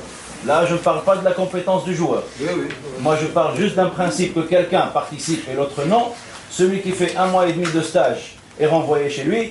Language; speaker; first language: French; non-native, local second language; Arabic